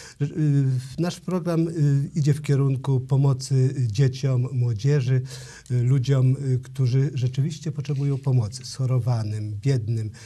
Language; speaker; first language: Polish; native; Polish